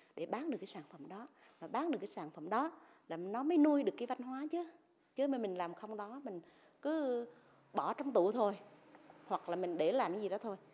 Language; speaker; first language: Vietnamese; non-native, local second language; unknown